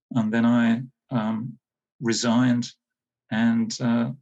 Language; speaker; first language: English; native; English